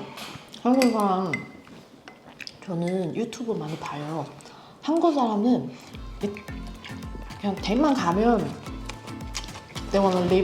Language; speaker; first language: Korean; non-native, learner; Chinese